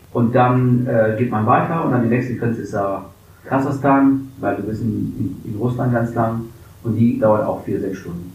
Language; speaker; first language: German; early bilingual, other home language; English